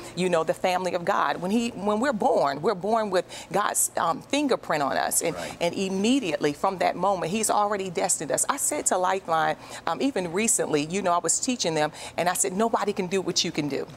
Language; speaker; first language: English; native; English